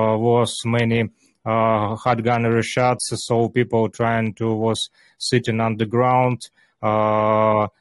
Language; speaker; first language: English; non-native, learner; Ukrainian